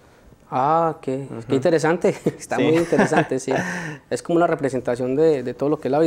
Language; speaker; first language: Spanish; native; Spanish